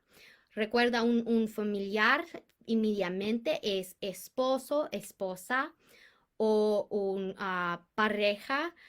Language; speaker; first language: Spanish; non-native, fluent; English